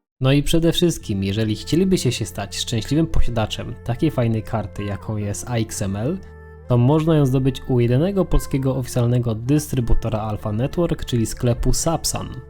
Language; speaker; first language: Polish; native; Polish